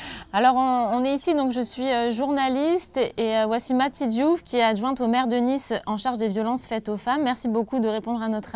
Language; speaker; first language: French; native; French